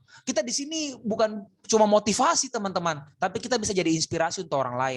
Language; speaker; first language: Indonesian; native; Indonesian